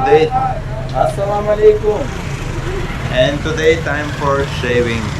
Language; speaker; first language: English; non-native, learner; Russian